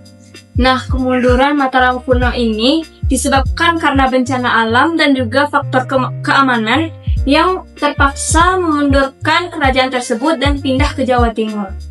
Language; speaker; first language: Indonesian; native; Indonesian